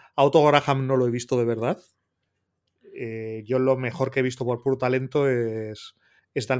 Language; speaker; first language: Spanish; native; Spanish